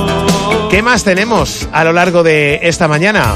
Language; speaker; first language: Spanish; native; Spanish